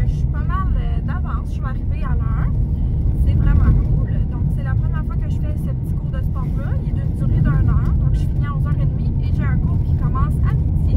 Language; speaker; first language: French; native; French